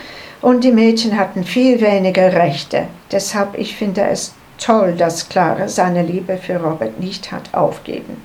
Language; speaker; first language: German; non-native, learner; English